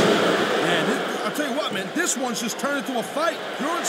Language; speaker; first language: English; native; English